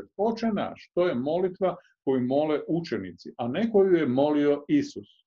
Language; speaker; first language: Croatian; native; Croatian